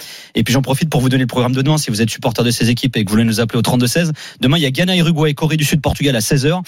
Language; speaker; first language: French; native; French